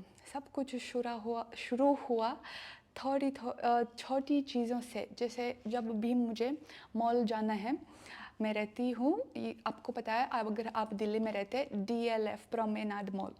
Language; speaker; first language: Hindi; non-native, learner; Russian